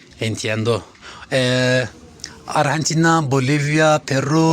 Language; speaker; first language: Spanish; non-native, learner; Turkish